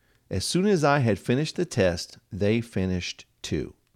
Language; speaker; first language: English; native; English